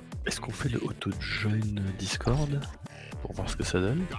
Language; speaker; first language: French; native; French